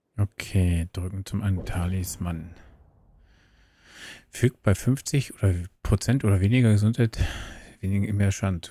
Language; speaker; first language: German; native; German